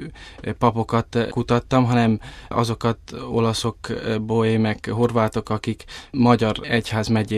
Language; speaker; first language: Hungarian; early bilingual, heritage; Italian